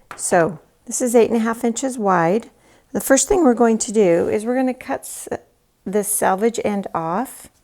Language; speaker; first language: English; native; English